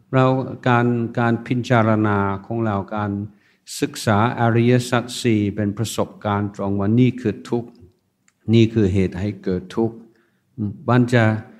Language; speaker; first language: Thai; non-native, fluent; English